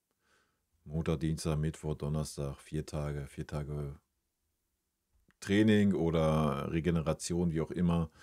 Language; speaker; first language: German; native; German